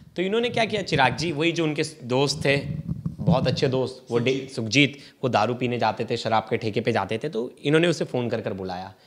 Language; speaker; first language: Hindi; native; Hindi